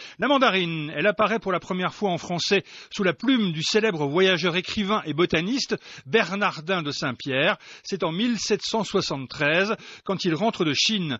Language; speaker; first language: French; native; French